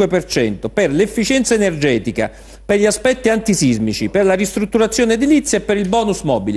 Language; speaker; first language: Italian; native; Italian